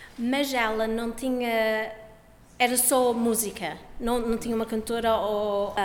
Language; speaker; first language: Portuguese; early bilingual, heritage; Portuguese